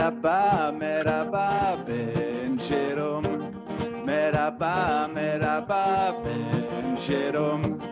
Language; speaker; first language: Turkish; non-native, learner; French